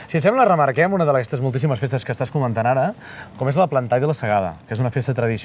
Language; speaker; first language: Catalan; native; Catalan